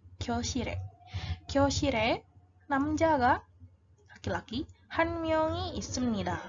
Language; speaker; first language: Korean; non-native, fluent; Indonesian